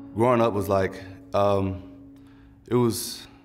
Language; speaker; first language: English; native; English